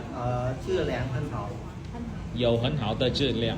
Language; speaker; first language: Chinese; non-native, learner; Khmer